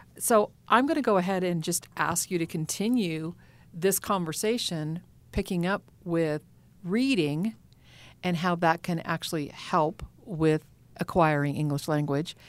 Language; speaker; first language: English; native; English